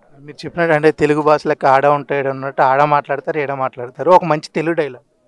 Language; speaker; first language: Telugu; native; Telugu